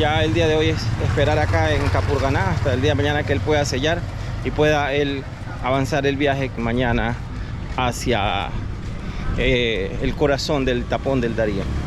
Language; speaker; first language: Spanish; native; Spanish